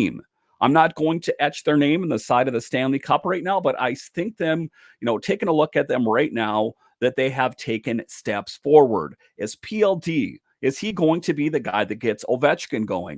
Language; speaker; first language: English; native; English